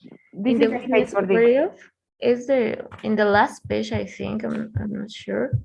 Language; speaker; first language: English; non-native, learner; Spanish